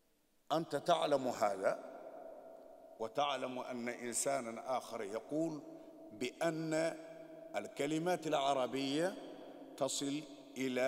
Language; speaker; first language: Arabic; non-native, fluent; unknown